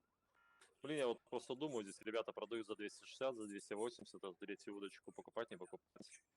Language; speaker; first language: Russian; native; Russian